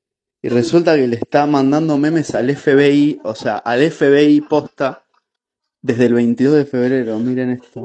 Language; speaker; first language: Spanish; native; Spanish